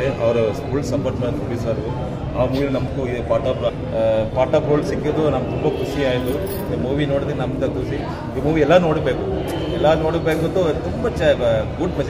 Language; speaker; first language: Kannada; non-native, learner; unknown